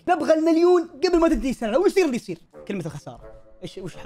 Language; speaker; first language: Arabic; native; Arabic